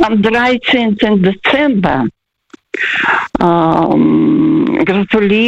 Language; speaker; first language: German; non-native, learner; Russian